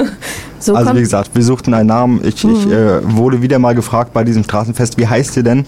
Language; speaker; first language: German; native; German